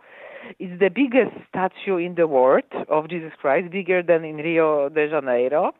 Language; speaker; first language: English; non-native, fluent; Polish